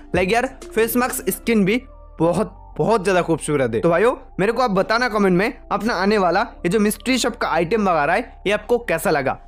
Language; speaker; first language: Hindi; non-native, local second language; Bangla